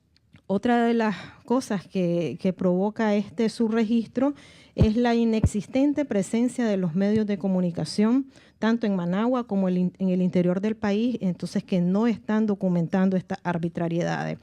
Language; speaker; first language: Spanish; native; Spanish